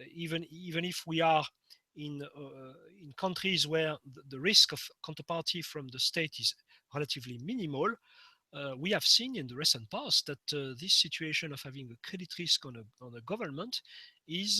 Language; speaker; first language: English; non-native, fluent; French